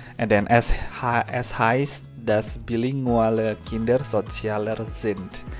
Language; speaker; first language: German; non-native, fluent; Indonesian